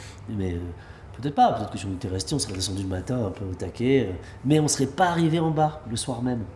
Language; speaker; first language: French; native; French